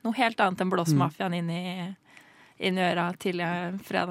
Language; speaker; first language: Norwegian; native; Norwegian